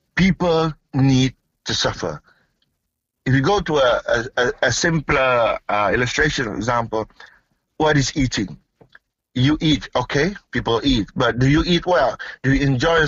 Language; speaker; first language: English; non-native, local second language; Malay